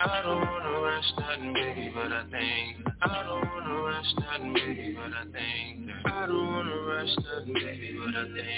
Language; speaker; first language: English; native; English